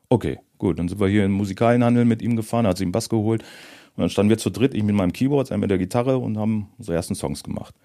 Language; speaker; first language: German; native; German